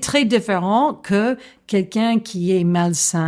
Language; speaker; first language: French; non-native, fluent; English